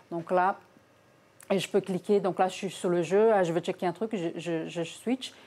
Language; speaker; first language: French; non-native, fluent; Portuguese